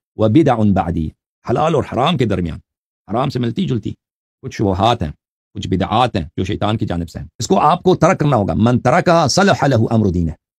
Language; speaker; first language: Urdu; native; Urdu